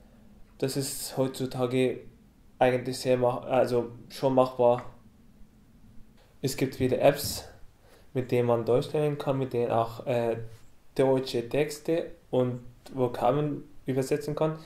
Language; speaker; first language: German; non-native, fluent; Arabic